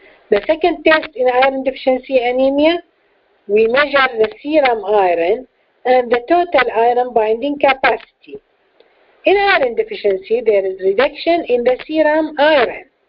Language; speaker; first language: English; non-native, fluent; Arabic